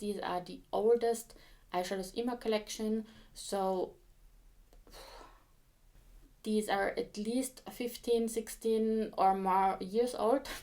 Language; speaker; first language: English; non-native, fluent; German